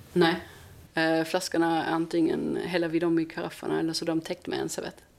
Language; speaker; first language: Swedish; non-native, fluent; German